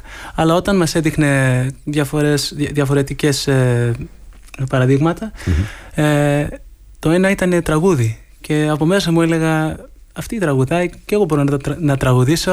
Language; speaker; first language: Greek; early bilingual, heritage; Greek